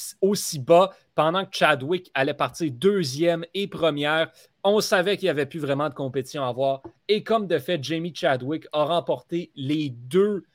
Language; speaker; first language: French; native; French